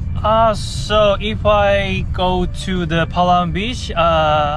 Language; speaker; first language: English; non-native, learner; Korean